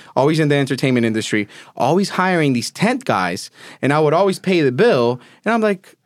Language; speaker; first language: English; early bilingual, other home language; Spanish